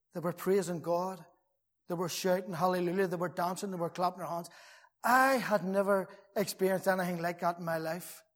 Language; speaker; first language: English; native; English